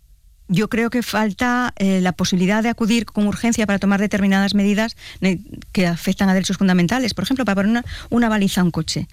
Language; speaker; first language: Spanish; native; Spanish